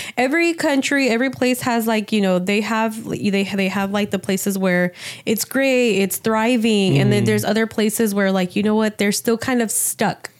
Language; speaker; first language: English; early bilingual, other home language; Spanish